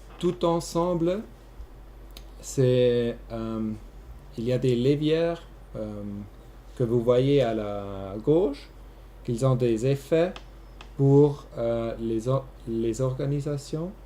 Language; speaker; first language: French; non-native, local second language; German